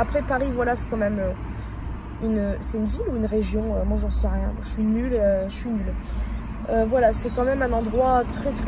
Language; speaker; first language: French; native; French